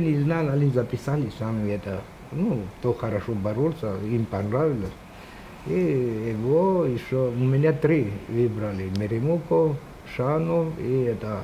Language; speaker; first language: Russian; non-native, local second language; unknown